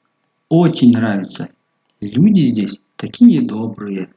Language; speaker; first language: Russian; non-native, local second language; Tajik